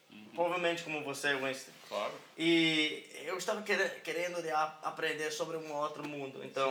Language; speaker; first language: Portuguese; non-native, learner; English